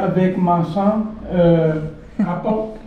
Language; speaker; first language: French; non-native, learner; Danish